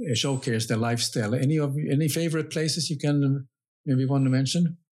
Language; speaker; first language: English; non-native, fluent; Finnish